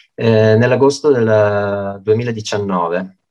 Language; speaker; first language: Italian; native; Italian